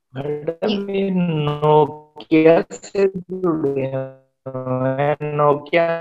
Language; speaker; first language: Hindi; native; Hindi